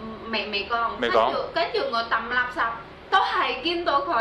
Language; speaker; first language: Chinese; non-native, learner; Indonesian